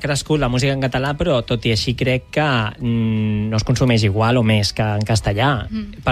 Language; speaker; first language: Catalan; native; Catalan